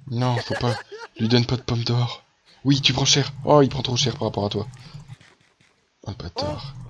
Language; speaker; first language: French; native; French